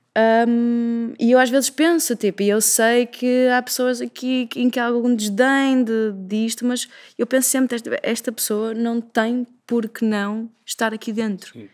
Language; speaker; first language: Portuguese; native; Portuguese